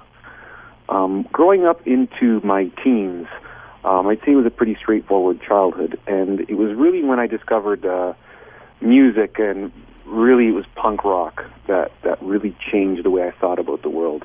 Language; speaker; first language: English; native; English